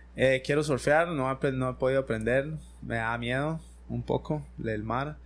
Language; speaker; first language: Spanish; native; Spanish